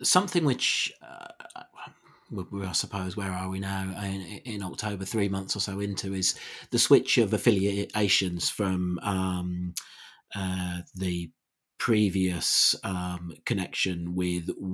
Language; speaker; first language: English; native; English